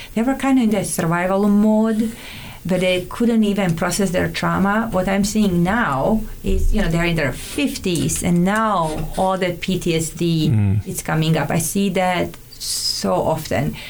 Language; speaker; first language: English; non-native, fluent; Serbian